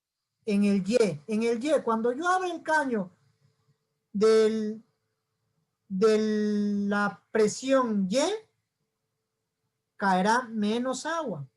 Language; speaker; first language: Spanish; native; Spanish